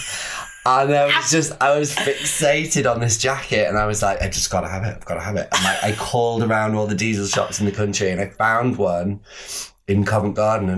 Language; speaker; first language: English; native; English